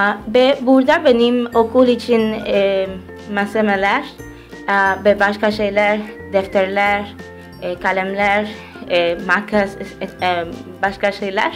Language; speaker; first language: Turkish; early bilingual, heritage; Turkish